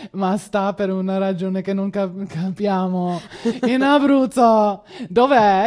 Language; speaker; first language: Italian; non-native, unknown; Spanish